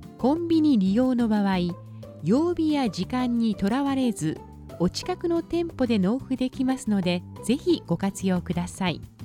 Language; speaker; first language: Japanese; native; Japanese